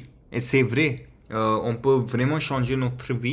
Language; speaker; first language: French; non-native, fluent; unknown